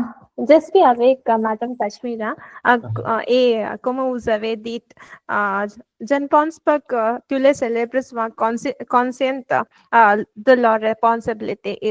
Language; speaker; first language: French; non-native, learner; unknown